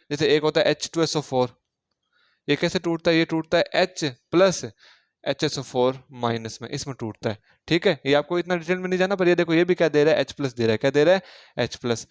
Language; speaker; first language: Hindi; native; Hindi